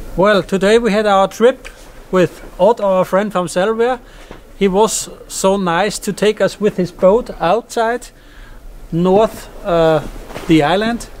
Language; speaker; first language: English; non-native, fluent; German